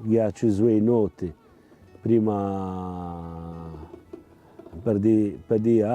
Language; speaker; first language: Italian; non-native, local second language; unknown